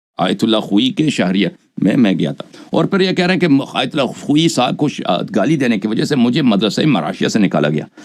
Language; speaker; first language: Urdu; non-native, fluent; Persian